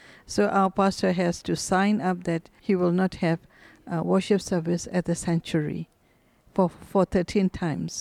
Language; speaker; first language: English; non-native, fluent; Burmese